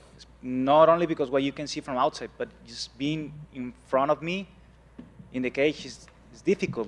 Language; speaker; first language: English; non-native, fluent; Spanish